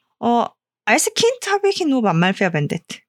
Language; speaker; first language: German; non-native, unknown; Korean